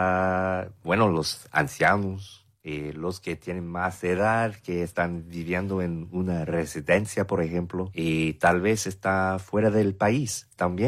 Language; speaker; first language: Spanish; non-native, fluent; English